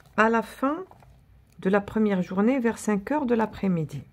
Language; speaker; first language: French; non-native, local second language; Arabic